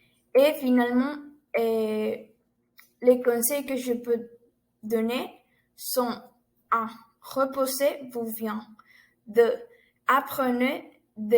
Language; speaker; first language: French; non-native, learner; Spanish